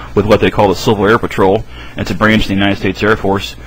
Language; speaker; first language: English; native; English